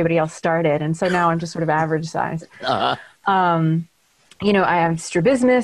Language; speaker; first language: English; native; English